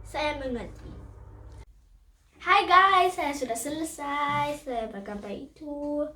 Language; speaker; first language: Indonesian; early bilingual, heritage; Indonesian